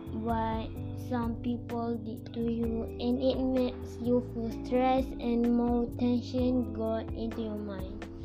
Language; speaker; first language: English; non-native, local second language; Malay